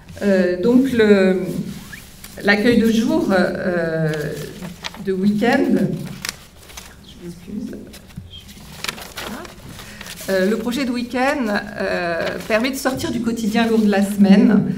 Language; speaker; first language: French; native; French